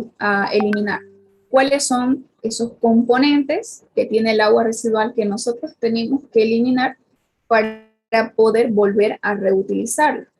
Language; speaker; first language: Spanish; native; Spanish